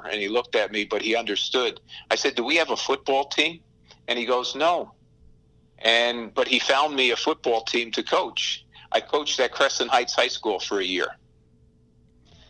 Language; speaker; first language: English; native; English